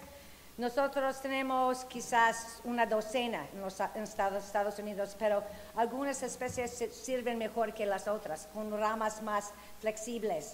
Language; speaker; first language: Spanish; non-native, fluent; English